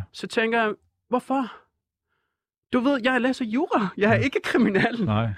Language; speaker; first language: Danish; non-native, fluent; Persian